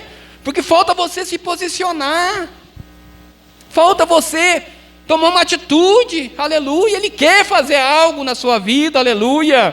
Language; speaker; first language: Portuguese; native; Portuguese